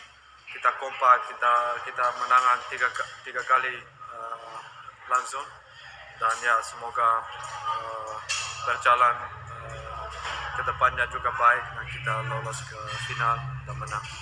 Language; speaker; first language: Indonesian; non-native, fluent; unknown